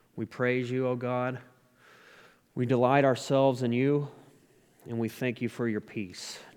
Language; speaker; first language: English; native; English